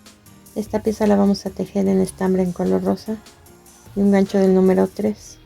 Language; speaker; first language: Spanish; native; Spanish